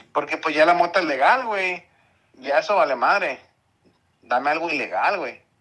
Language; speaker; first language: Spanish; early bilingual, heritage; Spanish